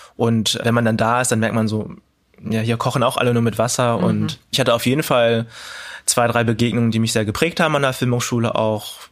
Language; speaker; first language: German; early bilingual, other home language; Cantonese